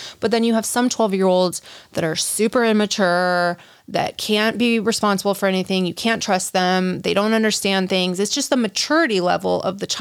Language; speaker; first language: English; native; English